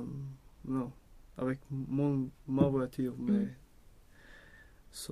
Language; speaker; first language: French; non-native, learner; Swedish